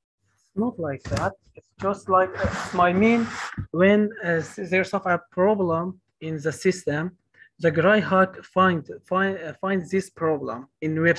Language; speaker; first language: English; non-native, learner; Kurdish